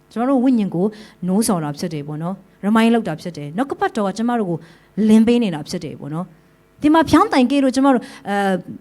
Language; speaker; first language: Burmese; non-native, local second language; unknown